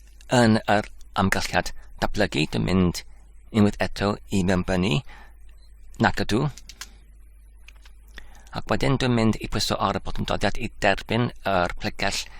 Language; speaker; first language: Welsh; non-native, learner; English